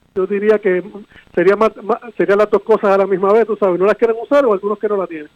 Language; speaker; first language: Spanish; native; Spanish